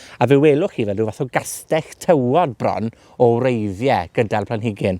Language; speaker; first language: Welsh; native; Welsh